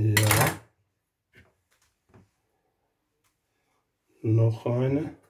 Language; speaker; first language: German; non-native, learner; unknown